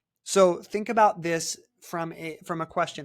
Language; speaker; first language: English; native; English